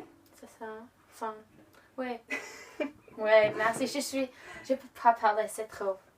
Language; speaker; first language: French; non-native, learner; English